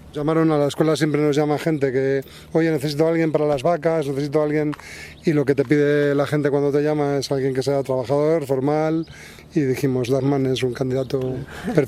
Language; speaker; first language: Spanish; native; Spanish